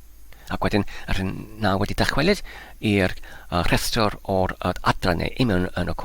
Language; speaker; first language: Welsh; non-native, learner; Polish